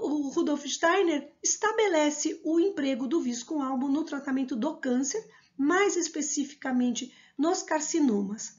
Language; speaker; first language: Portuguese; native; Portuguese